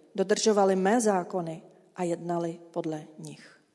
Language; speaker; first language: Czech; native; Czech